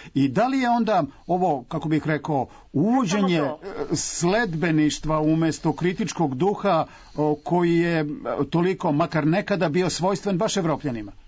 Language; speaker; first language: Serbian; native; Serbian